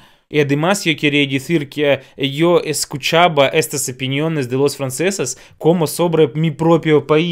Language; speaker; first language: Spanish; non-native, fluent; Russian